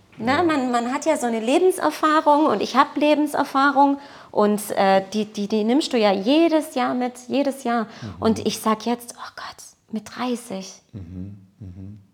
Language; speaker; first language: German; early bilingual, other home language; Portuguese